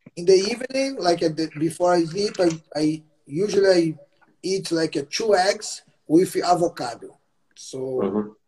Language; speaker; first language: English; non-native, learner; Portuguese